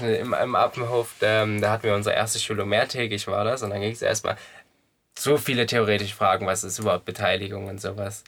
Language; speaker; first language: German; native; German